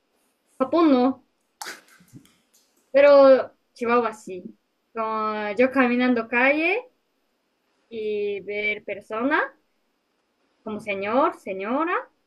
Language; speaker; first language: Spanish; non-native, learner; Japanese